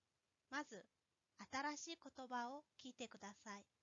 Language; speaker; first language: Japanese; non-native, fluent; Mongolian